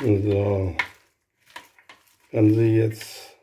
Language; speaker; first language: German; non-native, learner; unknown